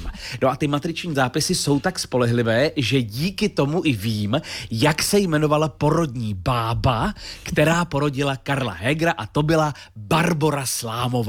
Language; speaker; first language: Czech; native; Czech